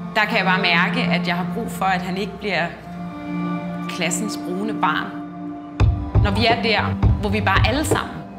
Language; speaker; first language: Danish; early bilingual, other home language; Arabic